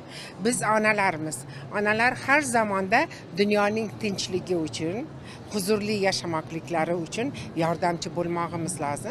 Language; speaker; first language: Turkish; non-native, learner; Uzbek